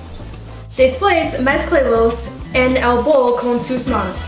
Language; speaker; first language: Spanish; non-native, learner; English